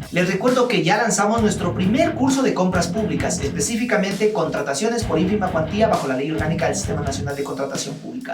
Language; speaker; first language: Spanish; native; Spanish